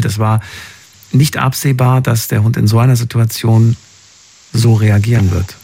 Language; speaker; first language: German; native; German